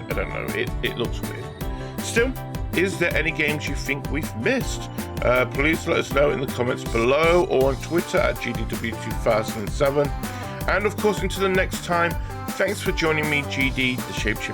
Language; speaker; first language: English; native; English